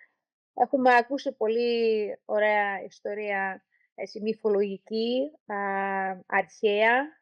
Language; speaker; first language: Greek; non-native, learner; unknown